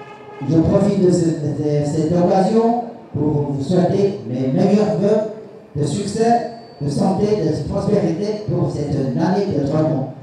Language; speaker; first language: French; non-native, fluent; Chinese